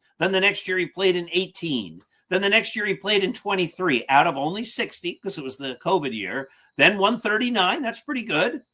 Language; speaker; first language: English; native; English